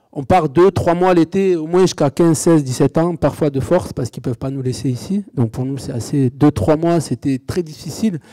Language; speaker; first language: French; native; French